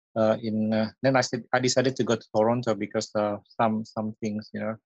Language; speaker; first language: English; non-native, fluent; Indonesian